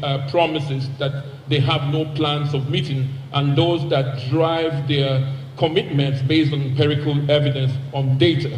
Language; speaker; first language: English; non-native, local second language; Igbo